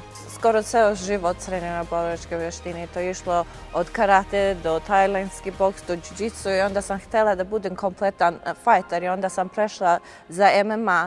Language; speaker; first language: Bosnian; early bilingual, heritage; Serbian